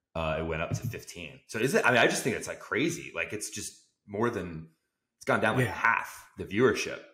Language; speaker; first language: English; native; English